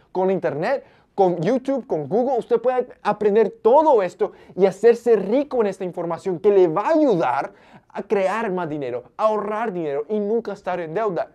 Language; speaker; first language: Spanish; early bilingual, heritage; Spanish